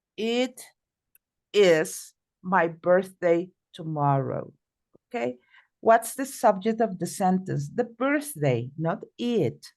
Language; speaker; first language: English; non-native, fluent; Spanish